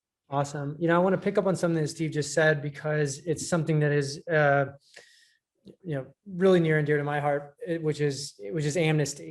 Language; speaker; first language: English; native; English